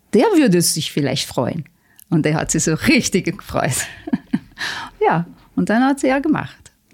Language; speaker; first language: German; non-native, fluent; Italian